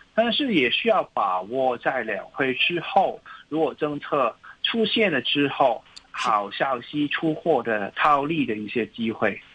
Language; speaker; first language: Chinese; non-native, local second language; Cantonese